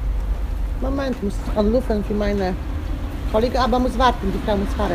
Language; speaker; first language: German; non-native, learner; Polish